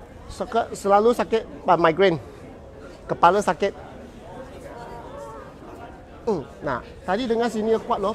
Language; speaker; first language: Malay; non-native, local second language; Chinese